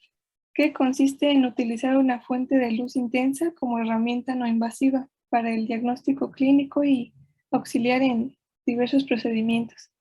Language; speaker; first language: Spanish; native; Spanish